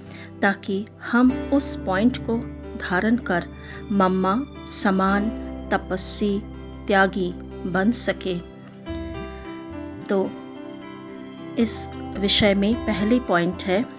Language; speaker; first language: Hindi; native; Hindi